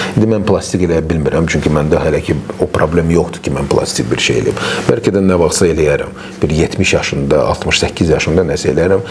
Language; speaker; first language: Azerbaijani; non-native, local second language; Russian